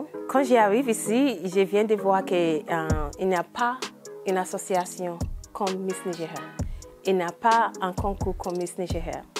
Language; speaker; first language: French; non-native, learner; English